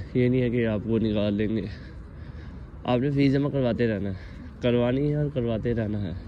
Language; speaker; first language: Urdu; non-native, local second language; Punjabi